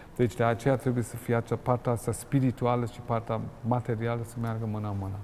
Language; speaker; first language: Romanian; non-native, fluent; German